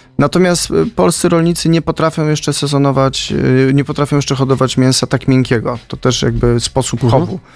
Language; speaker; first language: Polish; native; Polish